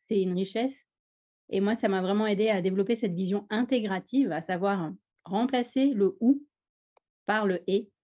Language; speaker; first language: French; native; French